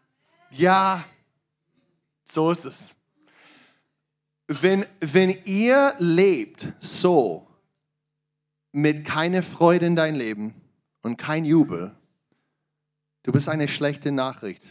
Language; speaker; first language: German; non-native, learner; English